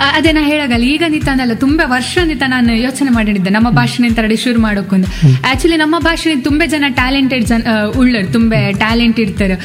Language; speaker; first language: Kannada; non-native, local second language; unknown